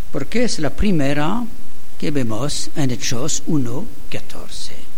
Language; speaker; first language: Spanish; non-native, learner; German